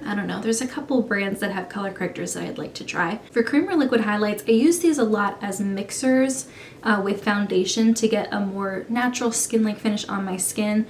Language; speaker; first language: English; native; English